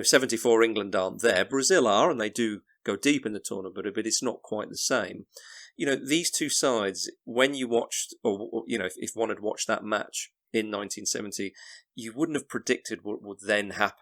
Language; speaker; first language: English; native; English